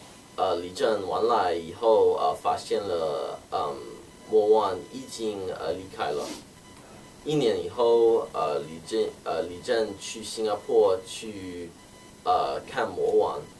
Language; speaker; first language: Chinese; non-native, learner; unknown